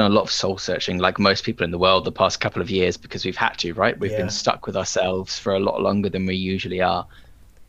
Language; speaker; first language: English; native; English